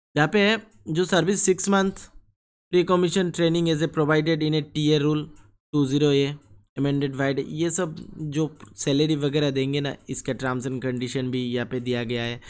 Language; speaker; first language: Hindi; non-native, local second language; Bangla